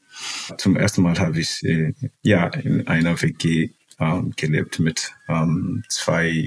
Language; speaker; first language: German; non-native, fluent; Portuguese